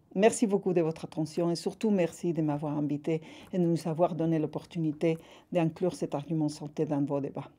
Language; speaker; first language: French; non-native, fluent; Spanish